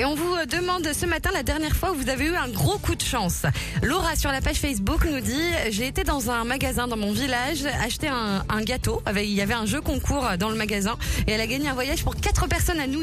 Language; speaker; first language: French; native; French